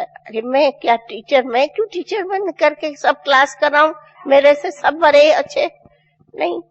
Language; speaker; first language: Hindi; non-native, local second language; Sindhi